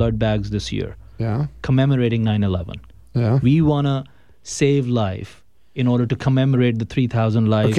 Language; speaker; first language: English; non-native, local second language; Urdu